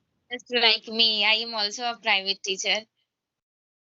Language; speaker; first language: English; non-native, learner; Hindi